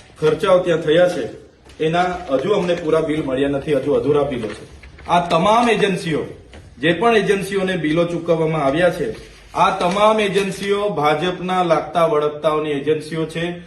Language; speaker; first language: Gujarati; non-native, local second language; Vasavi